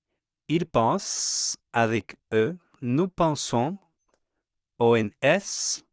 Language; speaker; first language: French; non-native, fluent; Spanish